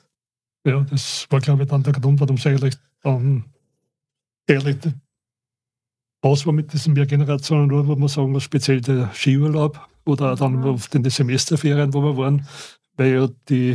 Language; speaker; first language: German; native; German